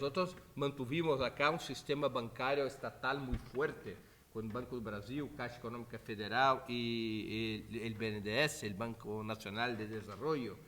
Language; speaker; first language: Spanish; non-native, fluent; Portuguese